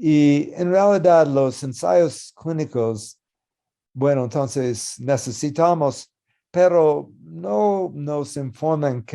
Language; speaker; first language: Spanish; non-native, learner; English